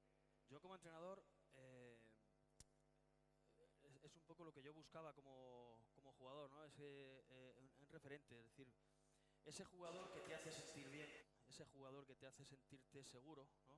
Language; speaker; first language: Spanish; native; Spanish